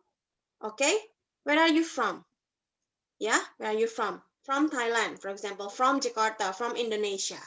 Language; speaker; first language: English; non-native, fluent; Indonesian